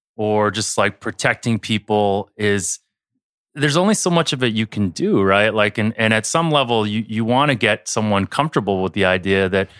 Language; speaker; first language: English; early bilingual, other home language; Chinese